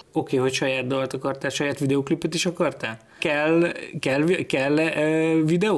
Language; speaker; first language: Hungarian; native; Hungarian